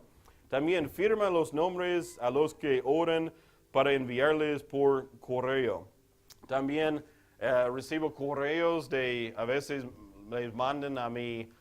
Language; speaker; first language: Spanish; non-native, fluent; English